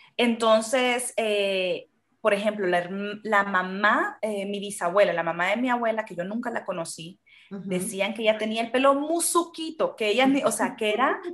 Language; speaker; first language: Spanish; native; Spanish